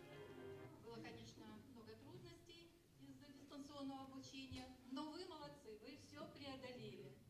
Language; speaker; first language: Russian; native; Russian